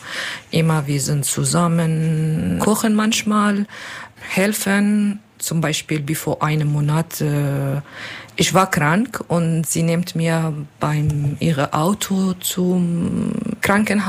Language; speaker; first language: German; non-native, learner; Turkish